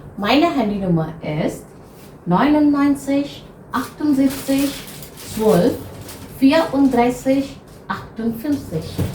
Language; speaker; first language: German; non-native, fluent; Hindi